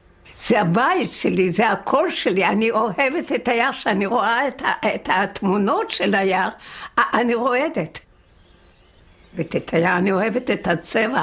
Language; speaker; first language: Hebrew; non-native, fluent; Yiddish